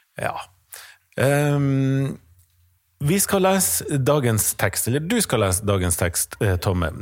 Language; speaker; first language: Norwegian; native; Norwegian